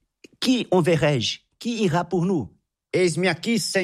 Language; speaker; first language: French; non-native, fluent; Portuguese